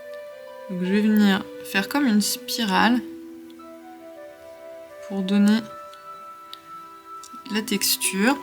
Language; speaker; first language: French; native; French